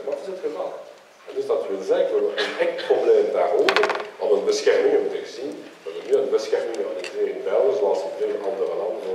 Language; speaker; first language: Dutch; non-native, local second language; French